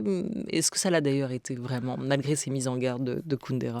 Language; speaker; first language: French; native; French